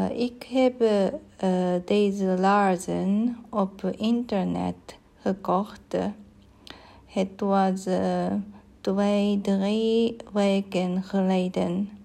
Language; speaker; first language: Dutch; non-native, learner; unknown